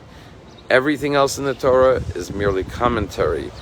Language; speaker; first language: English; native; English